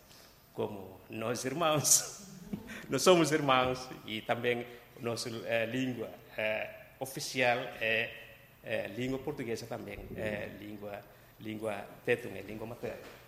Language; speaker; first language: Portuguese; non-native, local second language; Tetum